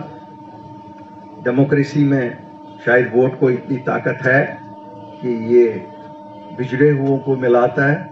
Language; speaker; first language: Hindi; non-native, local second language; Kashmiri